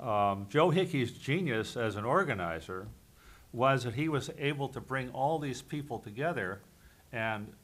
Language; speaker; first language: English; native; English